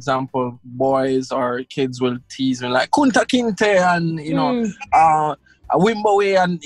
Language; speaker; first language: English; non-native, local second language; Krio